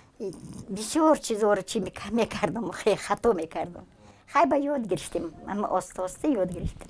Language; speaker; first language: Tajik; non-native, local second language; Russian